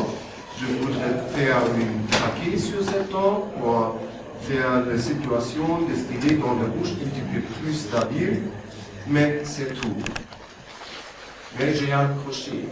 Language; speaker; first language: French; non-native, learner; German